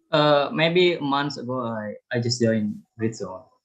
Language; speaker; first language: English; non-native, fluent; Indonesian